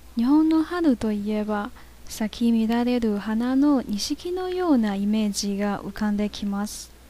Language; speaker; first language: Japanese; non-native, fluent; Chinese